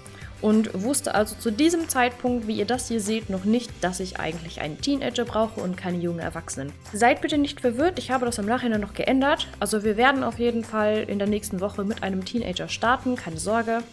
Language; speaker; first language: German; native; German